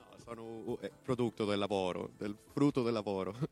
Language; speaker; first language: Italian; non-native, learner; Spanish